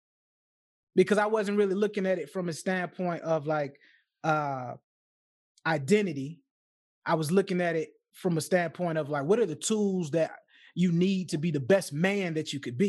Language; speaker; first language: English; native; English